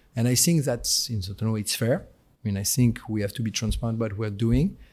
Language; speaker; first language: English; non-native, fluent; French